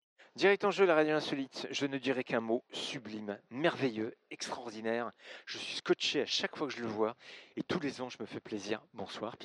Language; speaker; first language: French; native; French